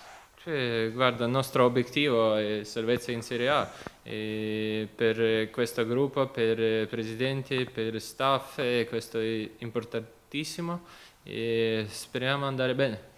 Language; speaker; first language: Italian; non-native, learner; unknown